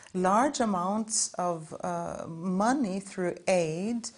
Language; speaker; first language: English; non-native, fluent; Norwegian